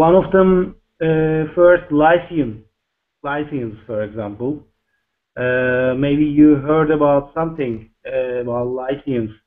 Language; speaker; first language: English; non-native, learner; Turkish